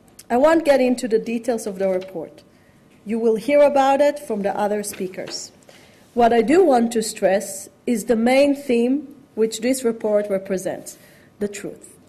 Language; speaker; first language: English; non-native, fluent; Hebrew